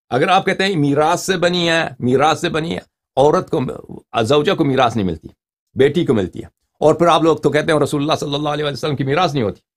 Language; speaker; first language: Urdu; non-native, fluent; Persian